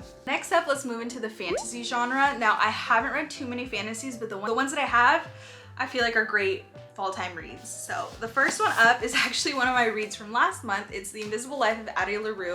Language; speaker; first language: English; native; English